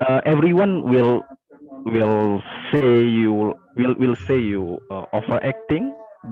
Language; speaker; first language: English; non-native, learner; Indonesian